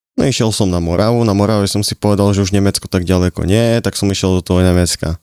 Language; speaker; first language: Slovak; native; Slovak